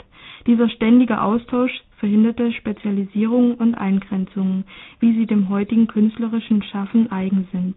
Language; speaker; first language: German; native; German